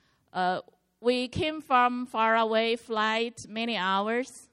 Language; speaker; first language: English; non-native, learner; Chinese